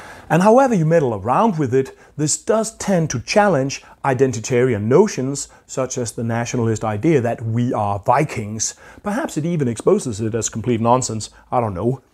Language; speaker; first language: English; non-native, fluent; Danish